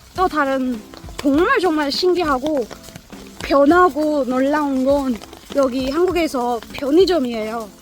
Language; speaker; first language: Korean; non-native, fluent; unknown